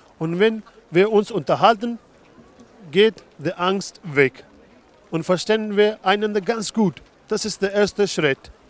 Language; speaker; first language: German; non-native, learner; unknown